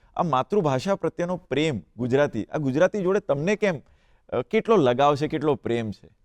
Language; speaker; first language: Gujarati; native; Gujarati